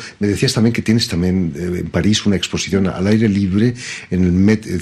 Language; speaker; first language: Spanish; native; Spanish